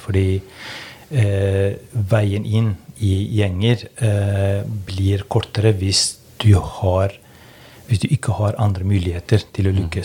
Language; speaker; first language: Norwegian; non-native, fluent; Albanian